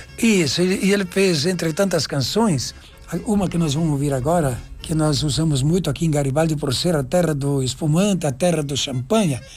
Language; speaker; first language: Portuguese; native; Portuguese